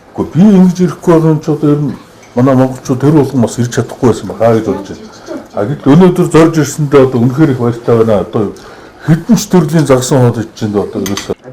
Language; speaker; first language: Mongolian; native; Mongolian